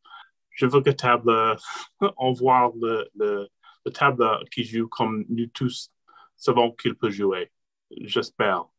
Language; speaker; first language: French; non-native, local second language; English